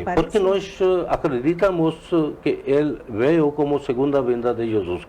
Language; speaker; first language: Portuguese; non-native, fluent; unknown